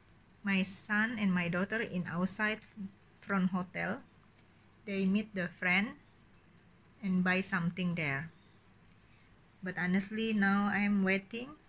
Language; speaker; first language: English; non-native, learner; Indonesian